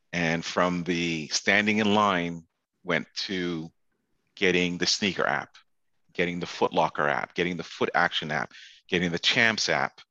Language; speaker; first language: English; native; English